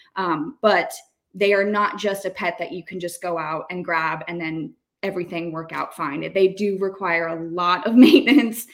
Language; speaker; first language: English; native; English